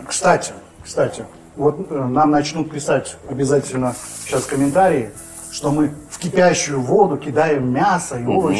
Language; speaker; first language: Russian; native; Russian